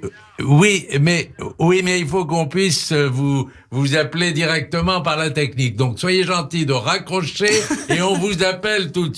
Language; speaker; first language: French; native; French